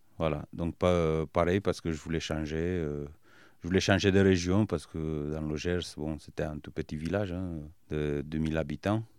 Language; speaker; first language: French; non-native, fluent; Romanian